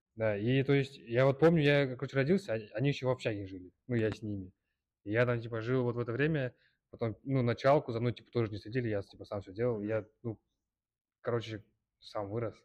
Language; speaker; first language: Russian; early bilingual, other home language; Kyrgyz